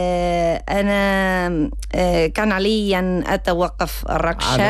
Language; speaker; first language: Arabic; non-native, learner; Spanish